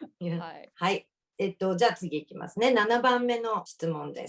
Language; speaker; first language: Japanese; native; Japanese